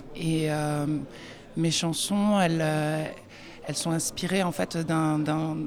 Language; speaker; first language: French; native; French